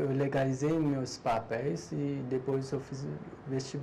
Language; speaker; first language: Portuguese; non-native, learner; Haitian Creole